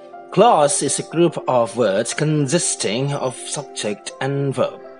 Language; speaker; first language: English; non-native, fluent; Indonesian